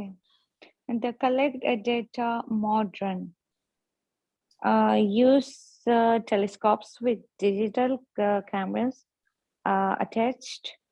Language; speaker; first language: English; non-native, learner; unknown